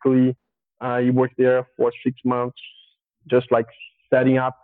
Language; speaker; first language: English; non-native, fluent; Portuguese